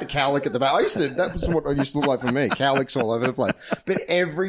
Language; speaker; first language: English; native; English